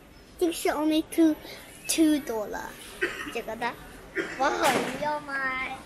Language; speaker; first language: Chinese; early bilingual, heritage; Chinese